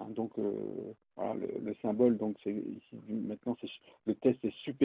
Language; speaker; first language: French; native; French